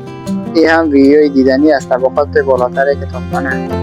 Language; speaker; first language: Persian; native; Persian